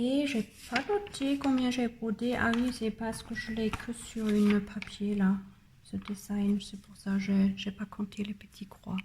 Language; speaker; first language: French; non-native, learner; German